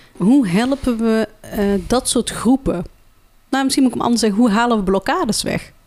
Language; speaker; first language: Dutch; early bilingual, other home language; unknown